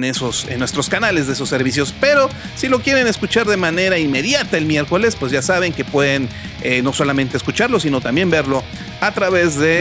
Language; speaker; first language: Spanish; native; Spanish